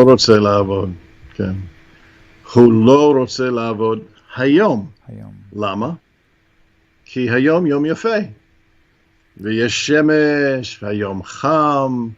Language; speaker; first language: Hebrew; non-native, fluent; English